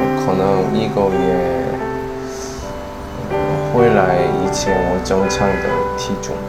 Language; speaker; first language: Chinese; non-native, learner; Korean